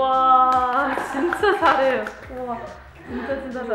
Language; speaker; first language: Korean; non-native, learner; English